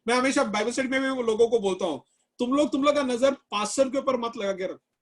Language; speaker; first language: Hindi; non-native, local second language; Malayalam